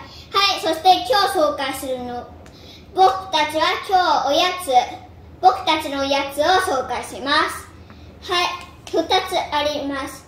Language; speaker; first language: Japanese; early bilingual, heritage; Japanese